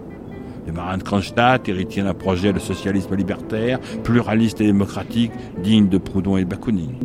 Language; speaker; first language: French; native; French